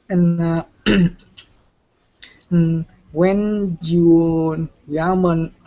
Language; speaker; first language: English; non-native, learner; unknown